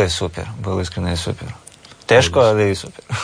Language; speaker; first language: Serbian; non-native, learner; Russian